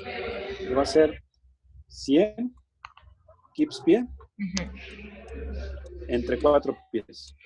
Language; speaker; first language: Spanish; native; Spanish